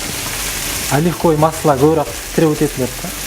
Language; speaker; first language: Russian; non-native, local second language; Kyrgyz